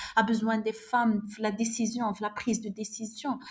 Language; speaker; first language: French; non-native, local second language; Arabic